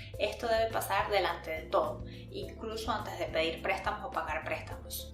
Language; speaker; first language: Spanish; native; Spanish